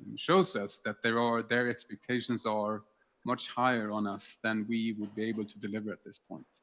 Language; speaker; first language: English; non-native, fluent; Swedish